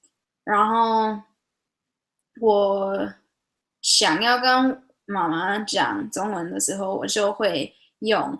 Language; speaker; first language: Chinese; early bilingual, heritage; English